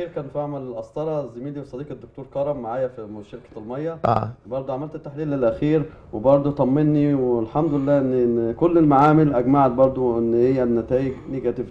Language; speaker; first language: Arabic; native; Arabic